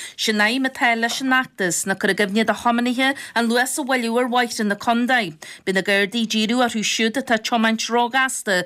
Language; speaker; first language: Irish; native; Irish